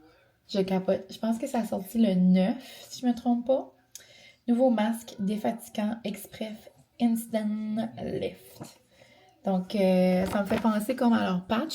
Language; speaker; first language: French; native; French